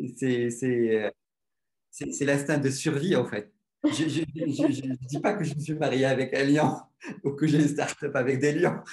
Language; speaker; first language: French; non-native, local second language; Arabic